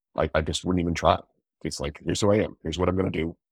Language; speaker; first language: English; native; English